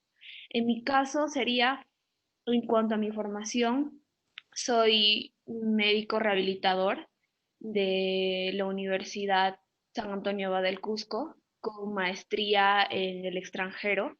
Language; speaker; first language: Spanish; native; Spanish